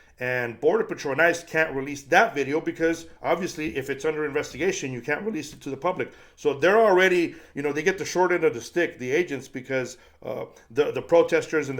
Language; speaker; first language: English; native; English